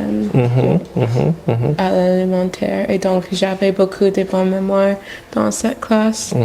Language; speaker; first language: French; non-native, local second language; English